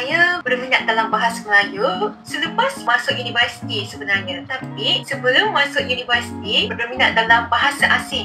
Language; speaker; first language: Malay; non-native, fluent; Japanese